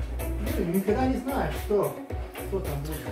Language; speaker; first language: Russian; non-native, fluent; Lithuanian